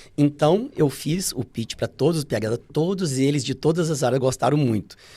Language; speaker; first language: Portuguese; native; Portuguese